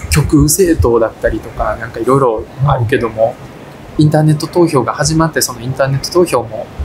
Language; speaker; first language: Japanese; early bilingual, other home language; Russian